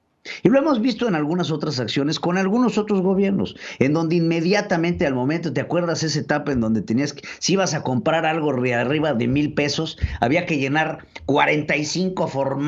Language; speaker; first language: Spanish; native; Spanish